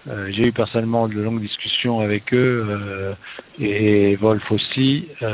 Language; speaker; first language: French; native; French